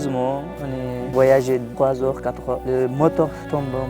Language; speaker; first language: French; non-native, learner; Tigrinya